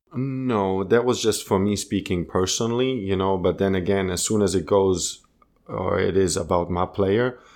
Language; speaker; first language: English; non-native, fluent; German